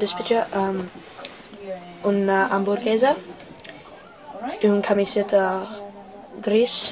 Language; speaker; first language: Spanish; non-native, learner; English